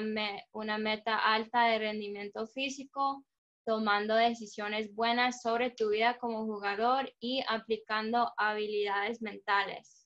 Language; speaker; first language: Spanish; early bilingual, heritage; English